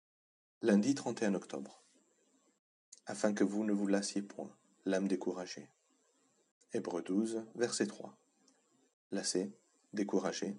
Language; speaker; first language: French; native; French